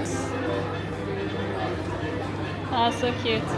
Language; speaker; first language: English; non-native, fluent; Korean